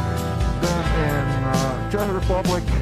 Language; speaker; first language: English; non-native, fluent; Croatian